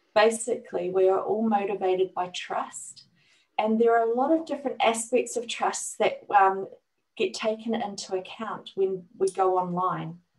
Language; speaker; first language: English; native; English